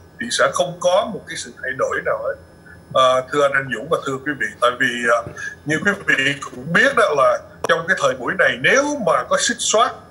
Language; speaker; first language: Vietnamese; early bilingual, other home language; English